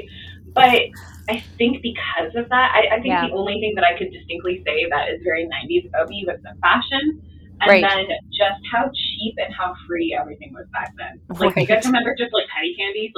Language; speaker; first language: English; native; English